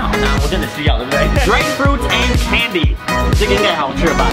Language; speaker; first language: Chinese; non-native, fluent; English